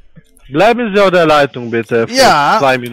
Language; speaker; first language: German; non-native, learner; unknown